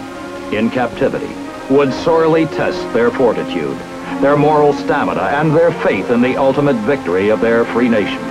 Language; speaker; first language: English; native; English